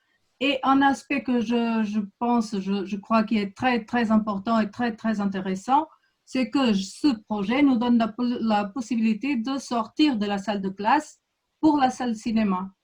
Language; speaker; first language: French; non-native, fluent; Portuguese